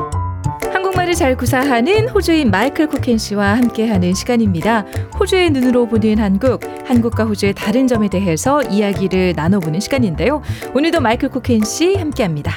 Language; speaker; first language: Korean; native; Korean